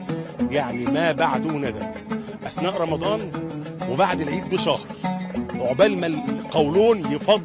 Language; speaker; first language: Arabic; native; Arabic